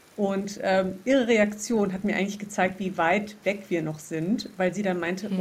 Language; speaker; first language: German; native; German